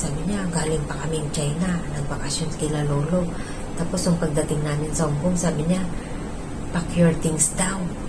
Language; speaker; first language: Filipino; non-native, local second language; Iloko